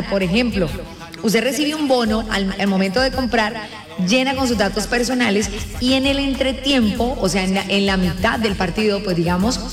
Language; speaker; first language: Spanish; native; Spanish